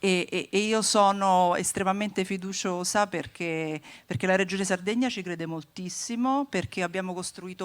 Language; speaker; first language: Italian; native; Italian